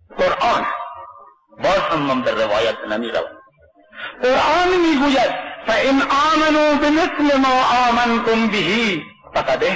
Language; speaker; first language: Persian; non-native, local second language; Baluchi